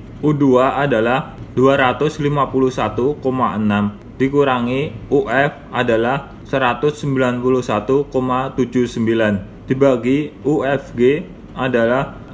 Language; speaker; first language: Indonesian; native; Indonesian